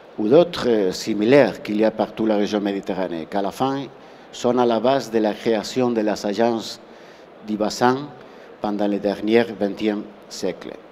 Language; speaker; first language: French; non-native, fluent; Spanish